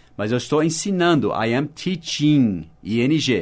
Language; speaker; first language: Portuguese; non-native, fluent; English